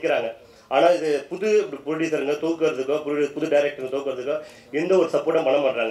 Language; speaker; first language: Tamil; native; Tamil